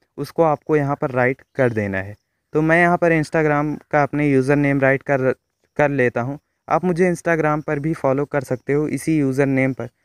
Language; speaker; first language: Hindi; native; Hindi